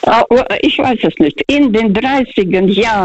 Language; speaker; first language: German; non-native, fluent; Russian